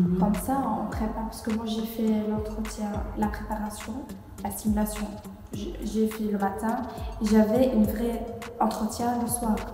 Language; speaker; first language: French; non-native, learner; Arabic